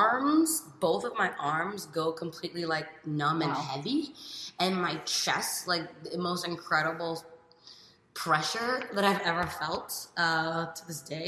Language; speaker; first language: English; native; English